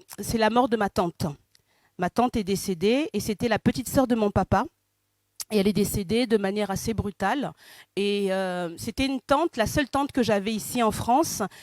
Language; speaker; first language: French; early bilingual, other home language; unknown